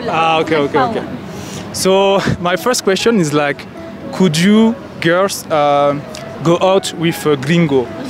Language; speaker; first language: English; non-native, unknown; French